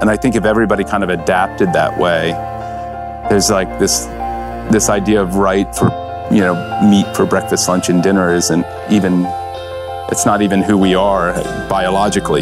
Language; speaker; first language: English; native; English